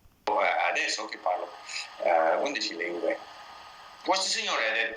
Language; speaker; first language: Italian; non-native, learner; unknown